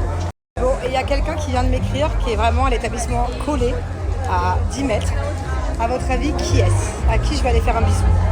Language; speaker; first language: French; native; French